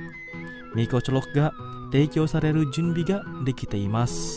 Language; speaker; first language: Japanese; non-native, fluent; Indonesian